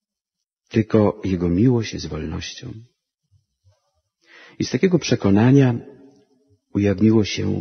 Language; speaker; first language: Polish; native; Polish